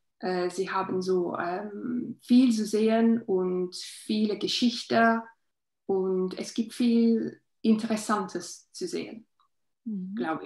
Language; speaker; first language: German; non-native, learner; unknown